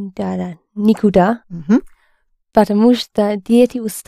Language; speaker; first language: Russian; non-native, learner; English